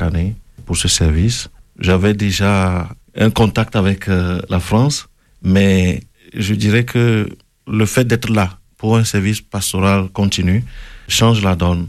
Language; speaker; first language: French; non-native, local second language; Ewe